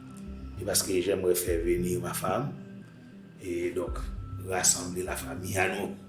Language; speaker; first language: French; non-native, local second language; Haitian Creole